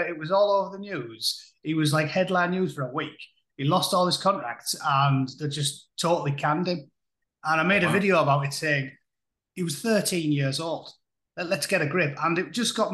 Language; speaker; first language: English; native; English